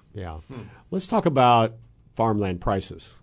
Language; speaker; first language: English; native; English